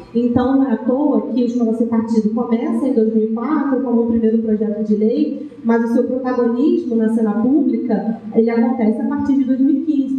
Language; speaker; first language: Portuguese; native; Portuguese